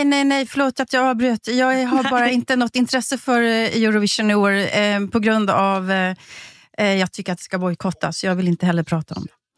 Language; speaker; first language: Swedish; native; Swedish